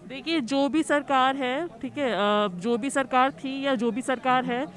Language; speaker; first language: Hindi; native; Hindi